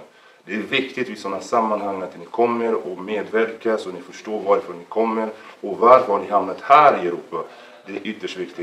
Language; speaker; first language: Swedish; early bilingual, other home language; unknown